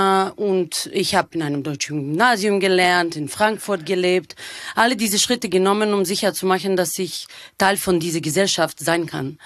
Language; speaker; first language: German; non-native, fluent; Bulgarian